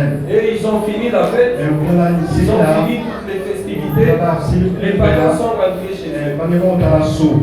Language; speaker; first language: French; non-native, local second language; Bambara